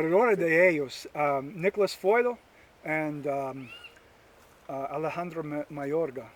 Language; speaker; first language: Spanish; non-native, learner; English